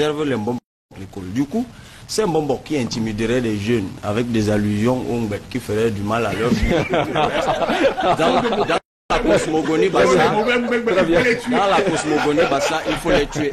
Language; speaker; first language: French; non-native, local second language; Basaa